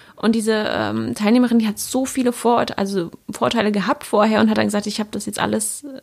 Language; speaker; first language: German; native; German